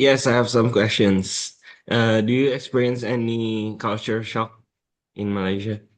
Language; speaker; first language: English; non-native, learner; Indonesian